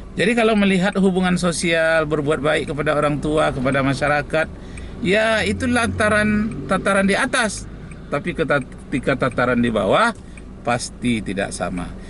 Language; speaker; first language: Indonesian; native; Indonesian